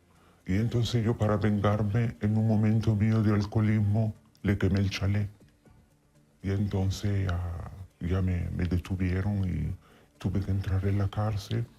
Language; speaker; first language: Spanish; non-native, fluent; Italian